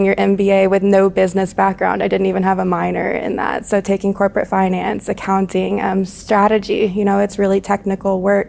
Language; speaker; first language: English; native; English